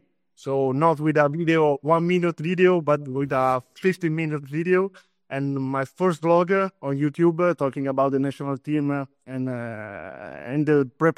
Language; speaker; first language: English; non-native, fluent; Italian